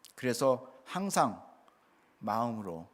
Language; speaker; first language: Korean; native; Korean